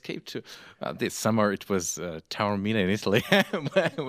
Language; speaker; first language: English; non-native, fluent; Russian